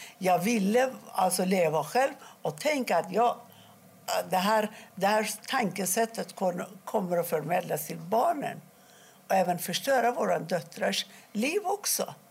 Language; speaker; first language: Swedish; non-native, fluent; Persian